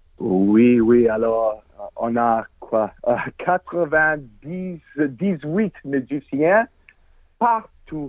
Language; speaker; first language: French; non-native, learner; English